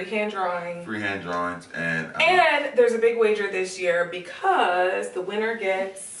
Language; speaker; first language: English; native; English